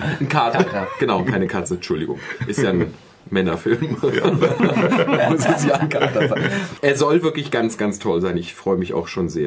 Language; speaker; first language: German; native; German